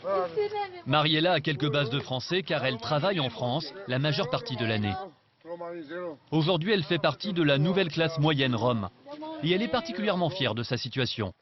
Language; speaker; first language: French; native; French